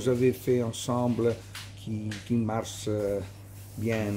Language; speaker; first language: French; non-native, learner; Italian